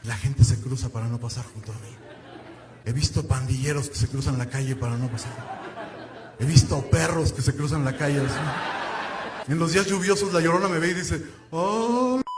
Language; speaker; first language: Spanish; native; Spanish